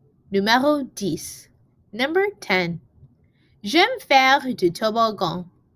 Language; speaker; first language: French; non-native, learner; English